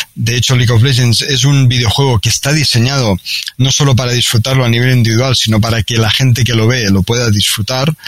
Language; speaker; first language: Spanish; native; Spanish